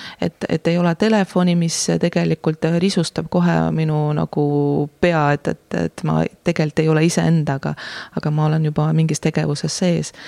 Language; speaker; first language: Estonian; non-native, local second language; Russian